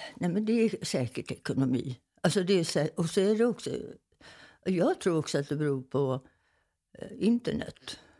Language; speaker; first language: Swedish; native; Swedish